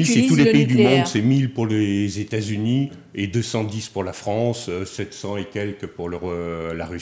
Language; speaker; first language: French; native; French